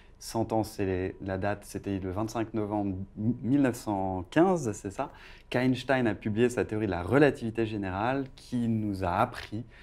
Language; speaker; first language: French; native; French